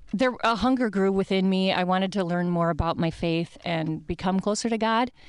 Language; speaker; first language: English; early bilingual, other home language; Italian